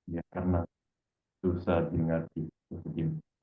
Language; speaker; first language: Indonesian; non-native, fluent; English